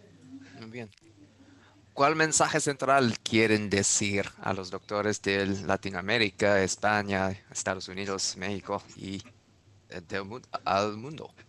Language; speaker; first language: Spanish; non-native, learner; English